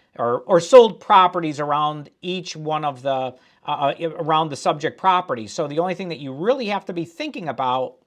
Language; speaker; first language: English; native; English